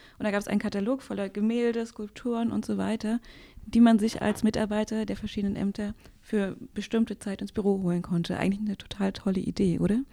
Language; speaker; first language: German; native; German